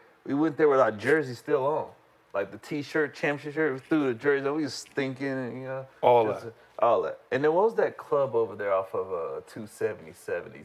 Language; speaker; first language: English; native; English